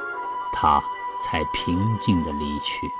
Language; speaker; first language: Chinese; native; Chinese